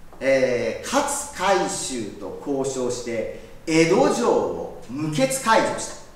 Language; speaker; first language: Japanese; native; Japanese